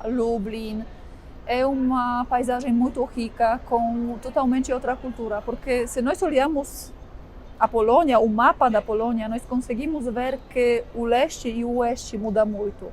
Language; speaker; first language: Portuguese; non-native, fluent; Polish